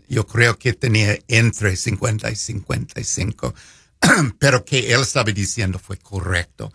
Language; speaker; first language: Spanish; non-native, fluent; English